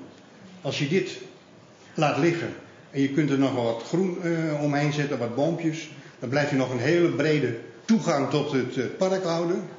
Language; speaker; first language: Dutch; native; Dutch